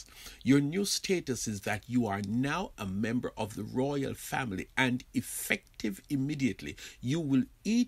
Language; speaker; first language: English; native; English